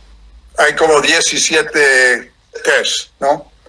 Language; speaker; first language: Spanish; non-native, fluent; English